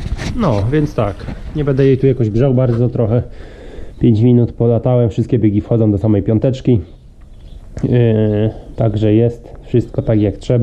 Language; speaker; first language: Polish; native; Polish